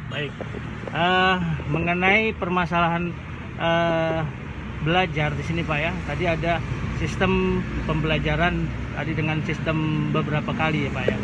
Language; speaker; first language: Indonesian; native; Indonesian